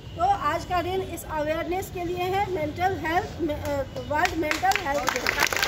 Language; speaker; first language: Hindi; native; Hindi